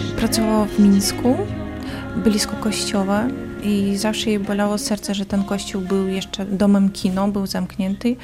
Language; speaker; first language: Polish; non-native, fluent; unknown